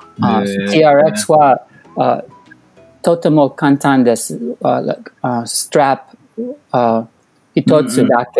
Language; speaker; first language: Japanese; non-native, learner; English